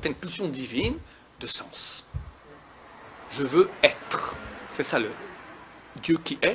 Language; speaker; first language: French; native; French